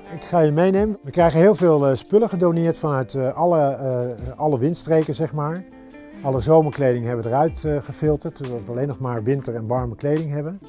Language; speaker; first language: Dutch; native; Dutch